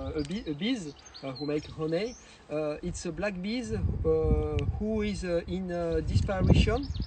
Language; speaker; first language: English; non-native, learner; French